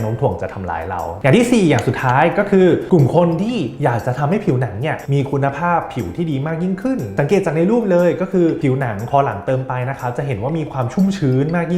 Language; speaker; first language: Thai; native; Thai